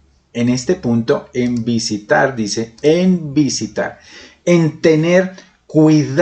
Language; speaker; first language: Spanish; native; Spanish